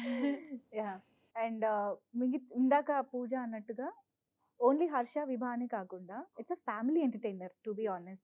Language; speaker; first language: Telugu; native; Telugu